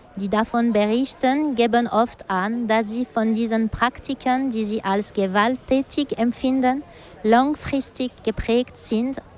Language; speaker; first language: German; non-native, local second language; French